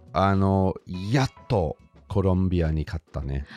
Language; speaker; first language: Japanese; non-native, fluent; English